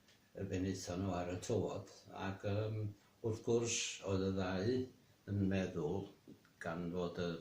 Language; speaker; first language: Welsh; native; Welsh